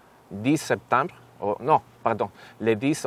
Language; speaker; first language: French; non-native, learner; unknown